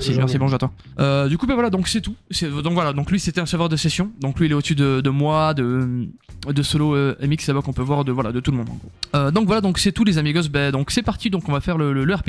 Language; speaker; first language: French; native; French